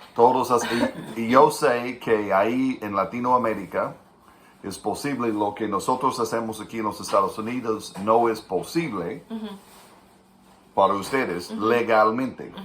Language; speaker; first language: Spanish; non-native, fluent; English